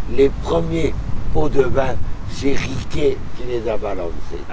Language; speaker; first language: French; native; French